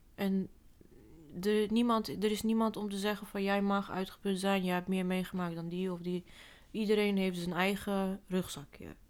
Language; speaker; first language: Dutch; early bilingual, other home language; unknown